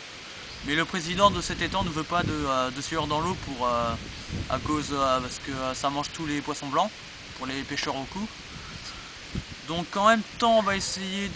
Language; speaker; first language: French; native; French